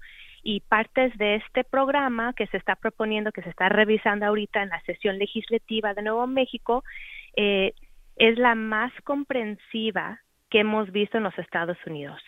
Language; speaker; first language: Spanish; native; Spanish